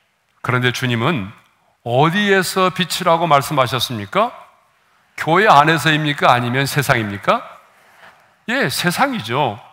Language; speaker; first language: Korean; native; Korean